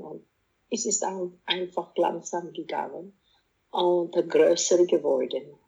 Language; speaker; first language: German; non-native, fluent; Filipino